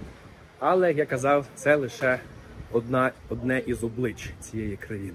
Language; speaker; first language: Ukrainian; native; Ukrainian